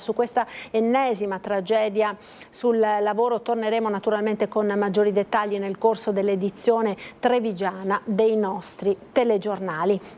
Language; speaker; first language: Italian; native; Italian